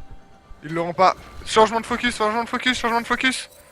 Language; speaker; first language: French; native; French